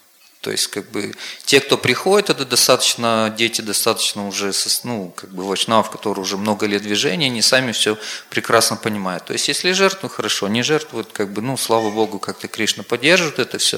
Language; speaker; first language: Russian; native; Russian